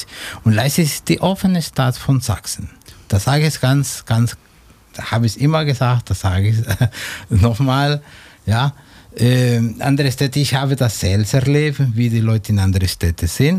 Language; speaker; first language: German; non-native, fluent; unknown